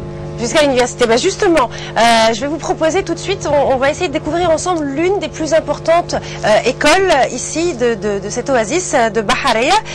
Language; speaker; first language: French; native; French